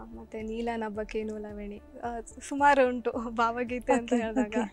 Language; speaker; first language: Kannada; native; Kannada